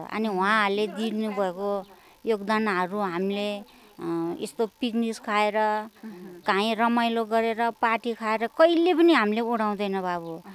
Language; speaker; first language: Nepali; non-native, local second language; Gurung